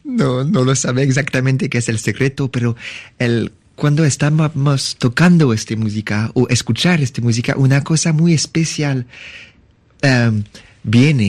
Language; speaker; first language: Spanish; non-native, learner; French